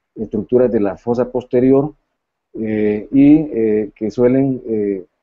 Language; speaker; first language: Spanish; native; Spanish